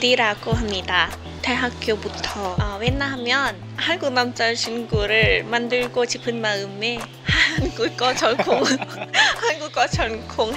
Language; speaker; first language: Korean; non-native, learner; Thai